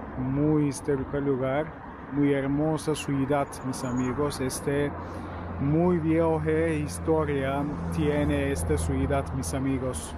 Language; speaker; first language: Spanish; non-native, learner; Turkish